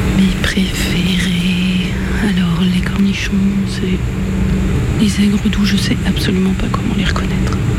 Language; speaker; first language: French; native; French